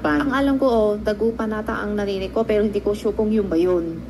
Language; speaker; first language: Filipino; non-native, learner; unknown